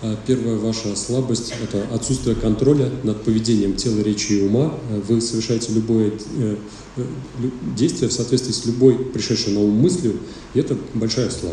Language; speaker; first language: Russian; native; Russian